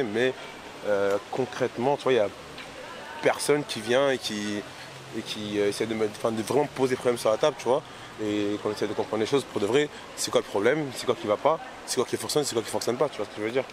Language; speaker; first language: French; native; French